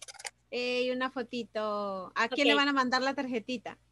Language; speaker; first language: Spanish; native; Spanish